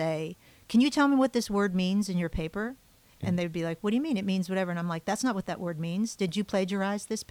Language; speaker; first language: English; native; English